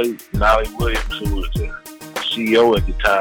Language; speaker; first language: English; native; English